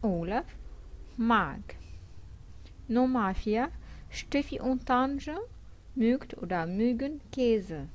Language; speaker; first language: German; non-native, fluent; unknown